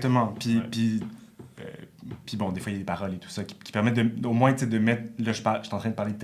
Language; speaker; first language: French; native; French